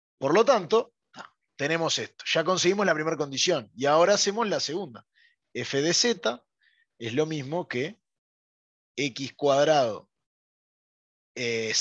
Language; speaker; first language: Spanish; native; Spanish